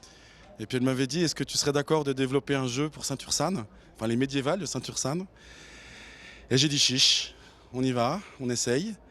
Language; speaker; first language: French; native; French